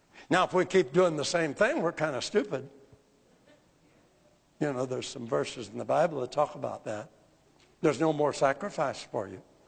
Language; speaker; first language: English; native; English